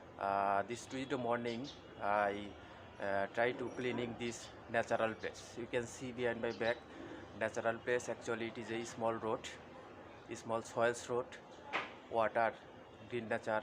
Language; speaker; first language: English; non-native, learner; Bangla